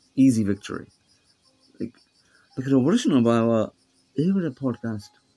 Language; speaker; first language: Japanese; non-native, learner; English